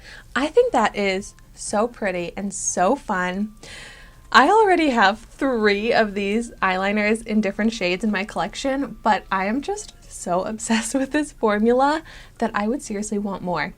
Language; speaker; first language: English; native; English